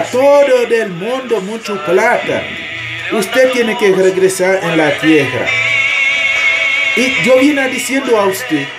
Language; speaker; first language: Spanish; non-native, learner; Haitian Creole